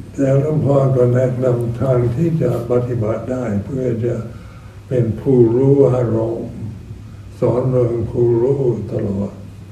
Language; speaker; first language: Thai; non-native, fluent; English